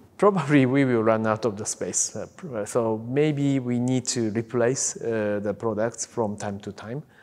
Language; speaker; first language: English; non-native, fluent; Japanese